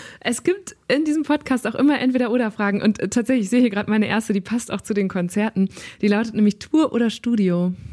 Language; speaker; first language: German; native; German